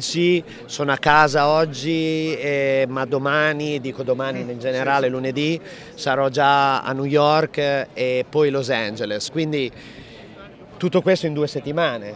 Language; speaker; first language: Italian; native; Italian